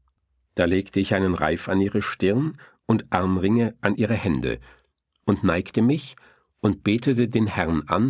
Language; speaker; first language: German; native; German